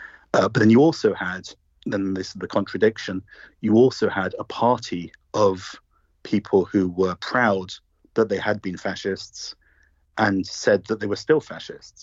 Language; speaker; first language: English; native; English